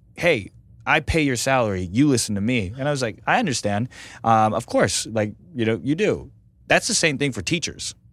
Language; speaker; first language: English; native; English